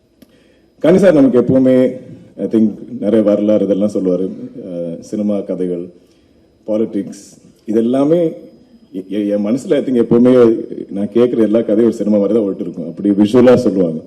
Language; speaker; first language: Tamil; non-native, local second language; Malayalam